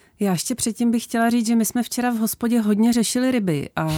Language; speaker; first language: Czech; native; Czech